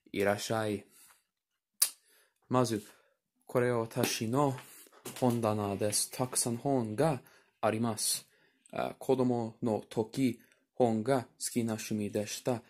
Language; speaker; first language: Japanese; non-native, learner; English